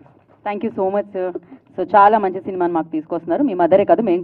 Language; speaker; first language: Telugu; native; Telugu